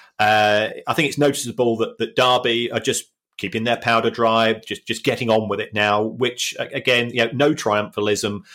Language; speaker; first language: English; native; English